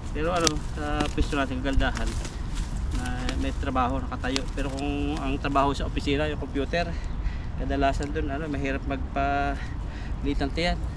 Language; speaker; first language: Filipino; native; Filipino